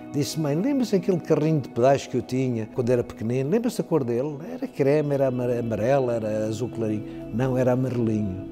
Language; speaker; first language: Portuguese; native; Portuguese